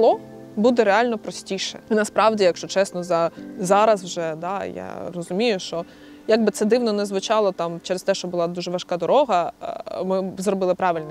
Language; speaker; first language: Ukrainian; native; Ukrainian